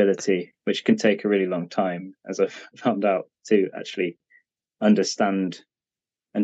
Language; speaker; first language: English; native; English